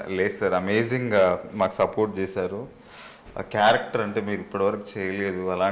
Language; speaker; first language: Telugu; native; Telugu